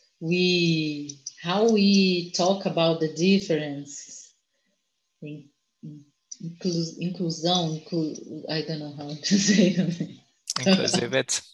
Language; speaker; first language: English; non-native, learner; Portuguese